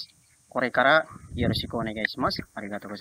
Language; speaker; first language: Japanese; non-native, learner; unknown